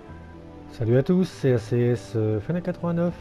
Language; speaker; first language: French; native; French